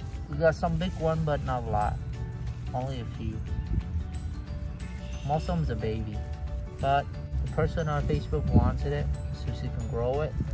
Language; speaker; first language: English; non-native, fluent; Vietnamese